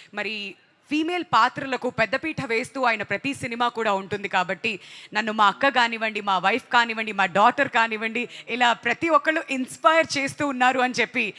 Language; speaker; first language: Telugu; native; Telugu